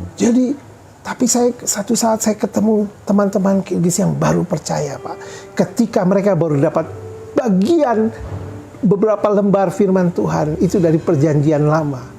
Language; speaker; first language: Indonesian; native; Indonesian